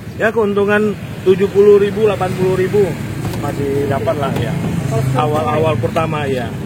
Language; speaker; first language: Indonesian; native; Indonesian